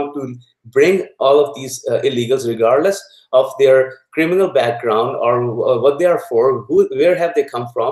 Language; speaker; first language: English; non-native, local second language; Punjabi